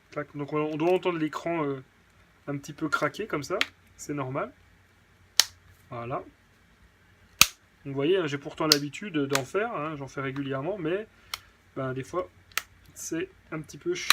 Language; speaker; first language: French; native; French